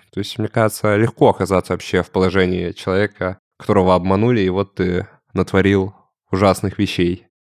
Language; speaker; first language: Russian; native; Russian